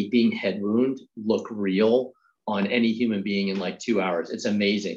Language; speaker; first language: English; native; English